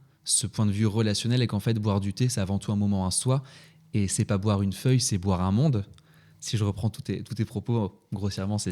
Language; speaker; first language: French; native; French